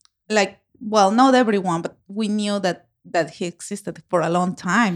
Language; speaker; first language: English; non-native, fluent; Spanish